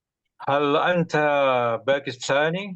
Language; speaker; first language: Arabic; non-native, learner; Indonesian